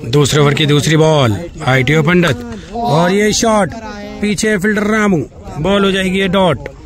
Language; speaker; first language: Hindi; native; Hindi